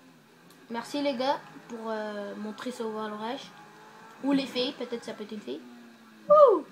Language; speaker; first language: French; native; French